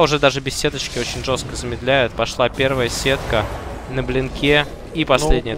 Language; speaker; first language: Russian; native; Russian